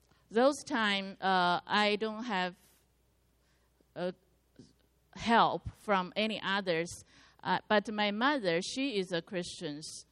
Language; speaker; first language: English; non-native, learner; Chinese